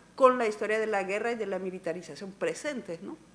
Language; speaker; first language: Spanish; non-native, fluent; French